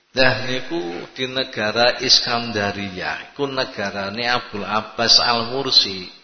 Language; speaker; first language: Indonesian; native; Indonesian